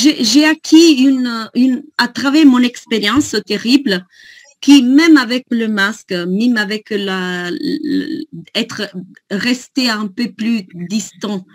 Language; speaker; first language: French; non-native, fluent; Italian